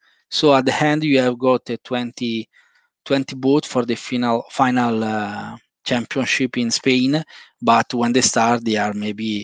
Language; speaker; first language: English; non-native, fluent; Italian